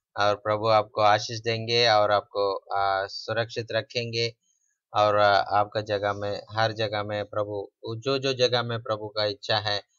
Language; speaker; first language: Hindi; non-native, local second language; Telugu